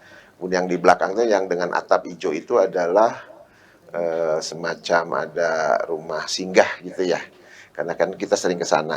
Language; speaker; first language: Indonesian; native; Indonesian